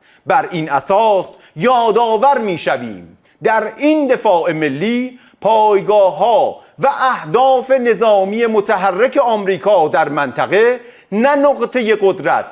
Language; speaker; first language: Persian; native; Persian